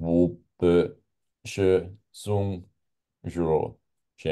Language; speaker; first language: Chinese; non-native, learner; English